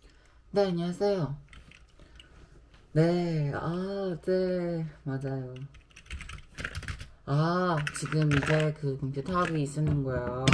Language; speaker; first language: Korean; non-native, learner; Filipino